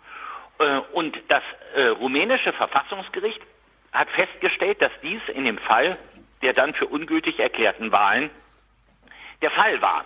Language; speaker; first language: German; native; German